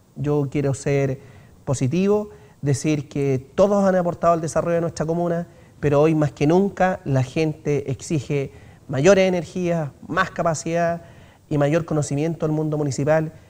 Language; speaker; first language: Spanish; native; Spanish